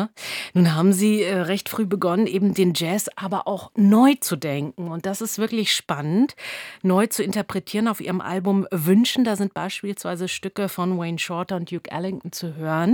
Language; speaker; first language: German; native; German